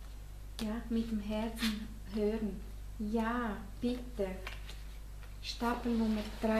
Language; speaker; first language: German; non-native, fluent; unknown